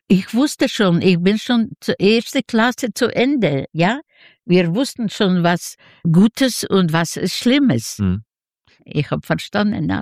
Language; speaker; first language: German; non-native, learner; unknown